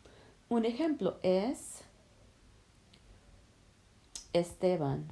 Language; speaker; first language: Spanish; non-native, fluent; English